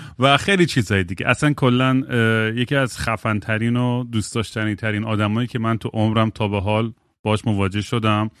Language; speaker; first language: Persian; early bilingual, heritage; Persian